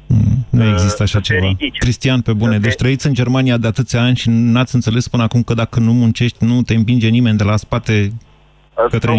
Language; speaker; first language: Romanian; native; Romanian